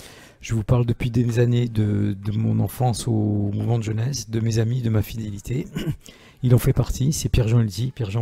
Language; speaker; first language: French; native; French